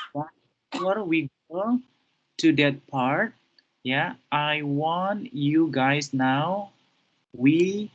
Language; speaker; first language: English; non-native, fluent; Indonesian